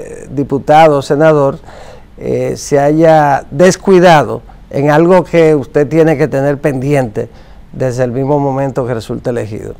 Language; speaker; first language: Spanish; native; Spanish